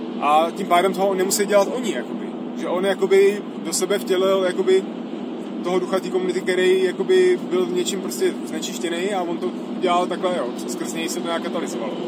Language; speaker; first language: Czech; native; Czech